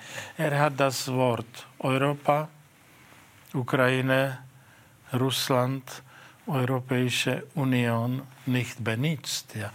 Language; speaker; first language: German; non-native, fluent; Czech